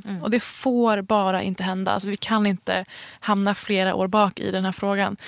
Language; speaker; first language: Swedish; early bilingual, other home language; Persian